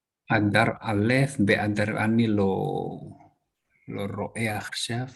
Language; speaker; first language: Hebrew; non-native, learner; Indonesian